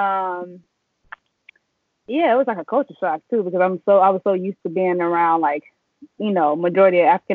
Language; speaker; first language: English; native; English